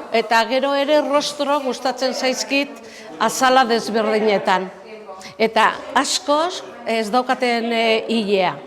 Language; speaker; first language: Basque; non-native, local second language; Spanish